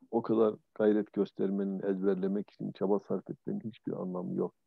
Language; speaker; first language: Turkish; native; Turkish